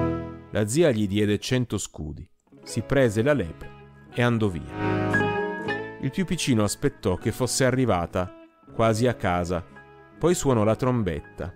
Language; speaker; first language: Italian; native; Italian